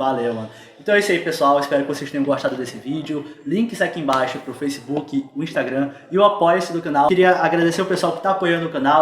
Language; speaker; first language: Portuguese; native; Portuguese